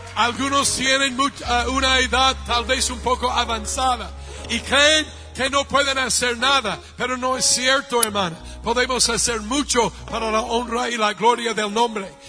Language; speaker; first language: Spanish; non-native, fluent; English